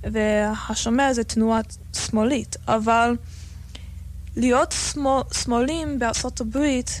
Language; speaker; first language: Hebrew; non-native, fluent; English